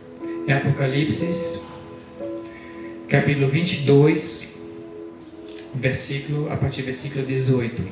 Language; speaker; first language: Portuguese; non-native, fluent; German